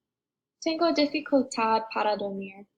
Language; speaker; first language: Spanish; non-native, learner; English